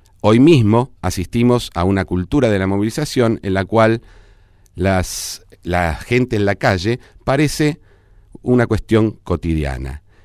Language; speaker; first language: Spanish; native; Spanish